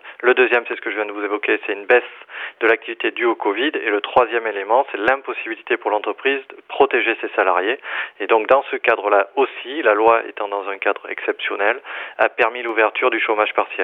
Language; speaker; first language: French; native; French